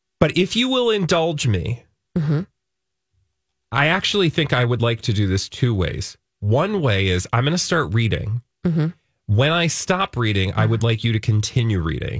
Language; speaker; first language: English; native; English